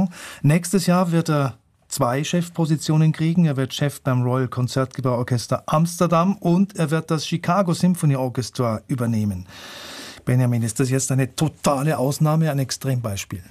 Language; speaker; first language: German; native; German